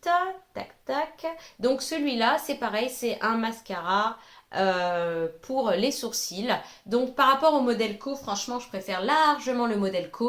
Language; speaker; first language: French; native; French